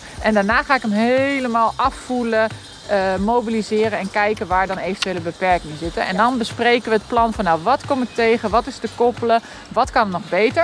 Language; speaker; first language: Dutch; native; Dutch